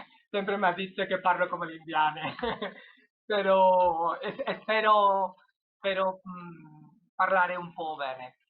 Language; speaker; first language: Italian; non-native, learner; Spanish